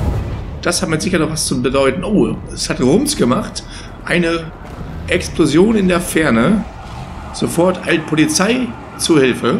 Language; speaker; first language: German; native; German